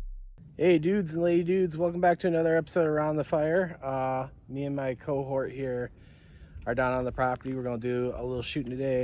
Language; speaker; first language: English; native; English